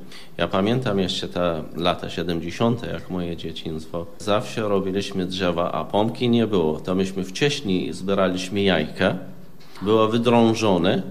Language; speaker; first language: Polish; non-native, fluent; Arabic